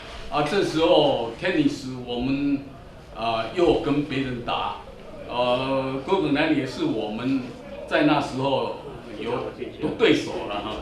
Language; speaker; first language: Chinese; non-native, local second language; Min Nan Chinese